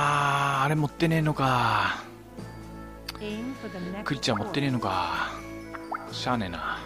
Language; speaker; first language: Japanese; native; Japanese